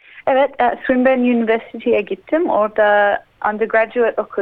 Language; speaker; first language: Turkish; early bilingual, heritage; Turkish